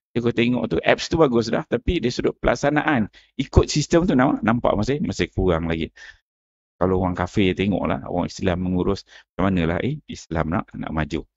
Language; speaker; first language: Malay; native; Malay